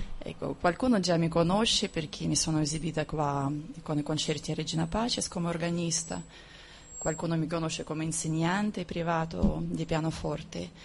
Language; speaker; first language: Italian; non-native, fluent; Russian